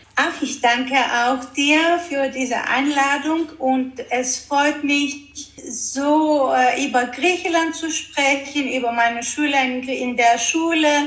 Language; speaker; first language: German; early bilingual, other home language; Greek